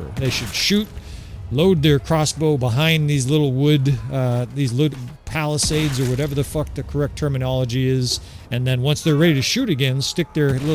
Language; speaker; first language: English; native; English